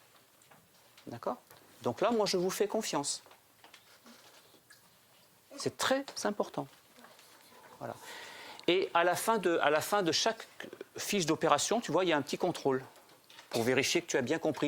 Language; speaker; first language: French; native; French